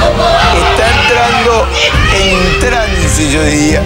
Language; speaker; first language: Spanish; native; Spanish